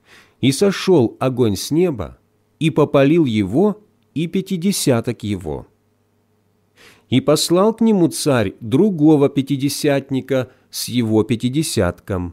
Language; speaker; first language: Russian; native; Russian